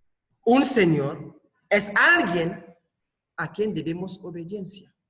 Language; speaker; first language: Spanish; non-native, fluent; French